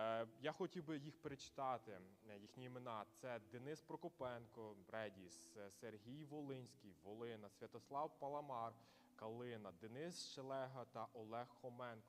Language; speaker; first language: Ukrainian; native; Ukrainian